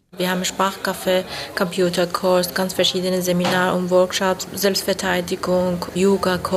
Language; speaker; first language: German; non-native, fluent; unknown